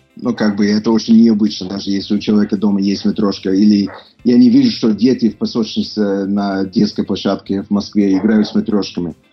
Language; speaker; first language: Russian; non-native, fluent; English